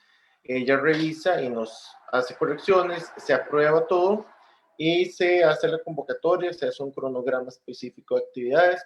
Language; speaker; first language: Spanish; native; Spanish